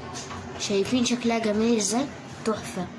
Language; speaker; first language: Arabic; native; Arabic